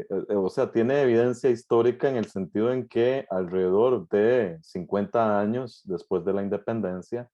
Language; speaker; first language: Spanish; native; Spanish